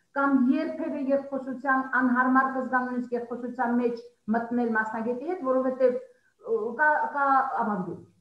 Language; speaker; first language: Armenian; native; Armenian